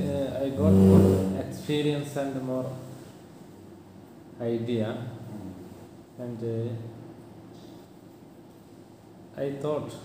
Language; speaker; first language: English; non-native, learner; Malayalam